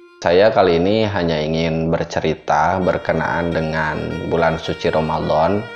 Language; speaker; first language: Indonesian; non-native, local second language; Sundanese